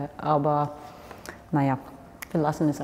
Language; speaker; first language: German; non-native, fluent; Serbian